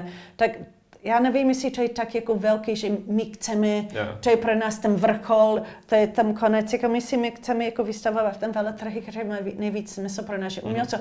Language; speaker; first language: Czech; non-native, learner; English